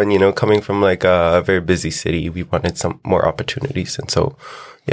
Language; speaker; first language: English; non-native, local second language; Filipino